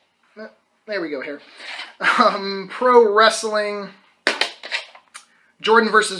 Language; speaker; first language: English; native; English